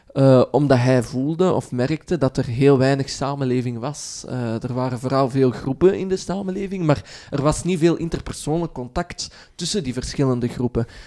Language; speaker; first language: Dutch; early bilingual, other home language; Arabic